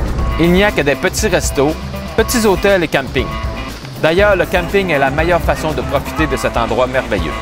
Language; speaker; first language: French; native; French